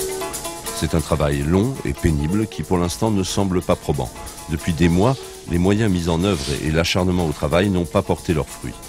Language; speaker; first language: French; native; French